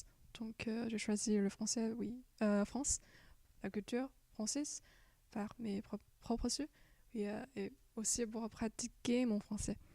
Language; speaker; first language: French; non-native, fluent; Chinese